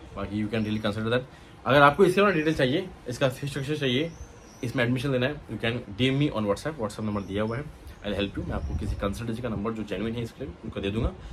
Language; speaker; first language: Hindi; non-native, local second language; Marathi